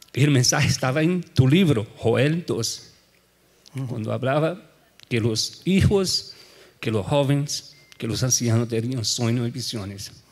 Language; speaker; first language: Spanish; non-native, fluent; Portuguese